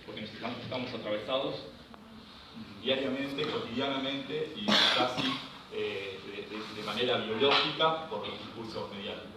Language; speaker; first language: Spanish; native; Spanish